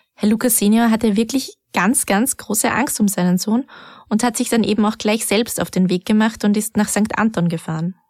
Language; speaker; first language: German; native; German